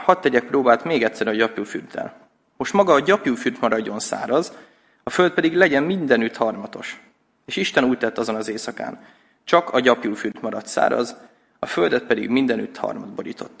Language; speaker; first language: Hungarian; native; Hungarian